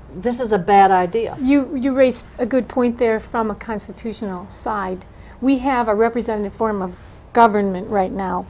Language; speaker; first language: English; native; English